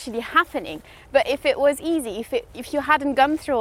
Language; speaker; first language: English; non-native, fluent; French